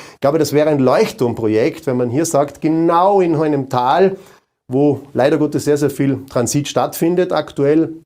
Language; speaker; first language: German; native; German